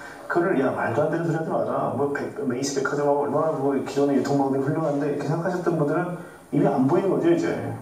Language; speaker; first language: Korean; native; Korean